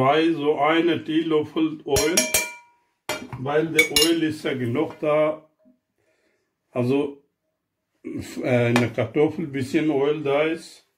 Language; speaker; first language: German; non-native, learner; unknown